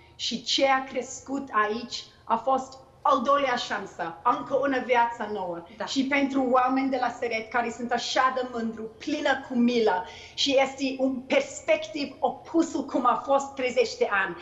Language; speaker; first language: Romanian; non-native, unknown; English